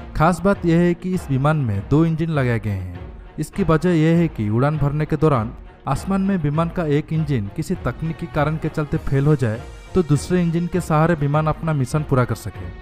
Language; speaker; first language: Hindi; native; Hindi